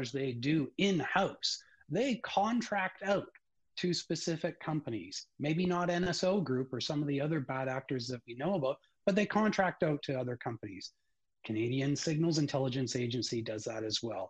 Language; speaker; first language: English; native; English